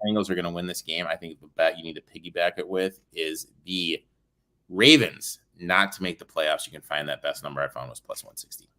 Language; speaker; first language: English; native; English